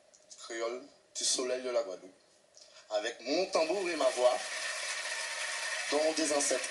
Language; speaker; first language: French; native; French